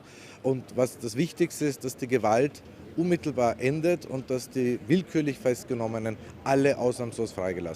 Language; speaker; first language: German; native; German